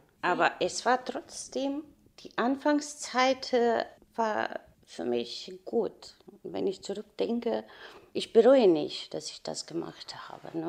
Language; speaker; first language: German; non-native, fluent; Romanian